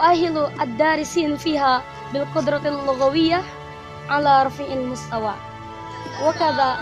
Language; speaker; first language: Arabic; non-native, learner; Indonesian